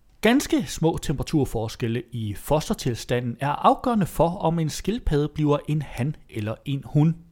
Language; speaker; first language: Danish; native; Danish